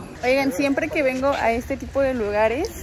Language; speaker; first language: Spanish; native; Spanish